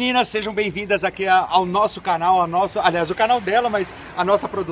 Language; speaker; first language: Portuguese; native; Portuguese